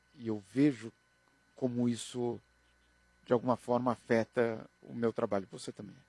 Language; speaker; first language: Portuguese; native; Portuguese